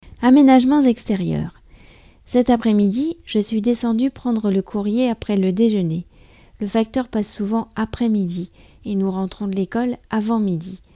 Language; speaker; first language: French; native; French